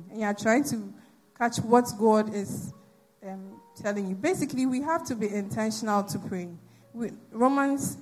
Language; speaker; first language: English; non-native, local second language; Akan